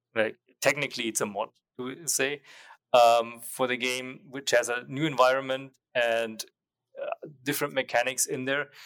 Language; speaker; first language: English; non-native, fluent; German